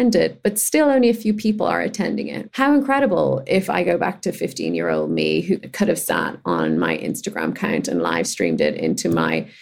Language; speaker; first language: English; native; English